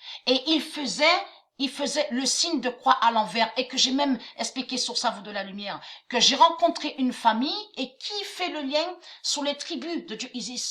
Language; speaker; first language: French; native; French